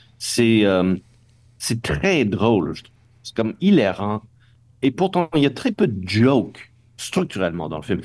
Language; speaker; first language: French; non-native, local second language; English